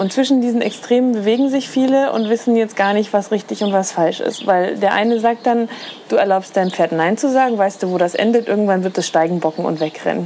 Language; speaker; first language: German; native; German